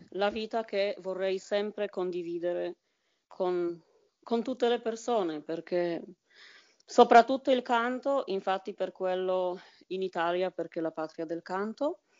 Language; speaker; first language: Italian; non-native, fluent; Polish